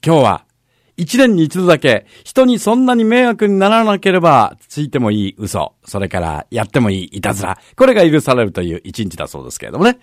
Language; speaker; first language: Japanese; native; Japanese